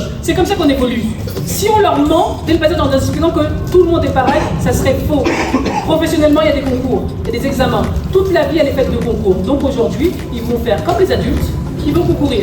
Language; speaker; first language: French; native; French